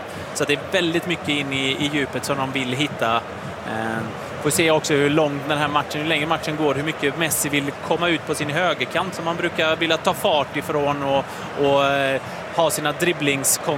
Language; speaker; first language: Swedish; native; Swedish